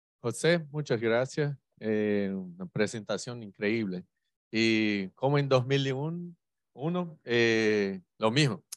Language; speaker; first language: Spanish; non-native, learner; Portuguese